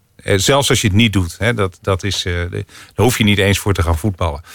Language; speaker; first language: Dutch; native; Dutch